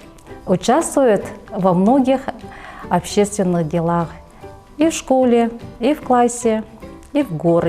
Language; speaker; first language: Russian; native; Russian